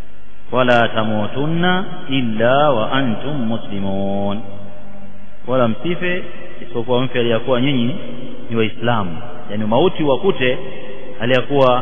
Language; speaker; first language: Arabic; non-native, fluent; Swahili